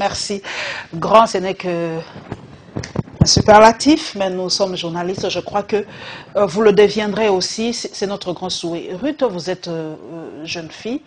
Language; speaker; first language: French; non-native, local second language; Lingala